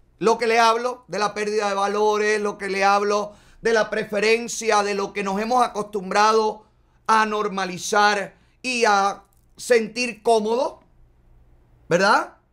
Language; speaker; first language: Spanish; native; Spanish